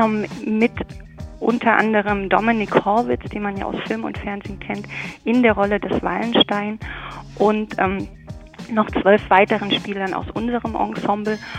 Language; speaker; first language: German; native; German